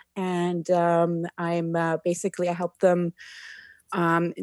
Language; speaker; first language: English; native; English